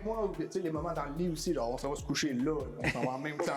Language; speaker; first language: French; native; French